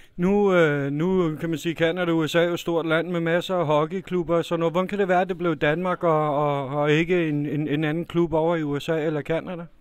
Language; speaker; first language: Danish; native; Danish